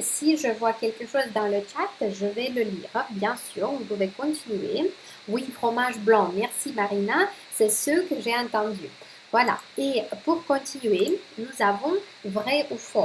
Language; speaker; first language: French; non-native, fluent; Russian